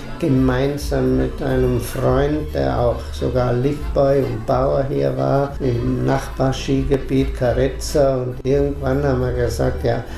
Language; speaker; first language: German; native; German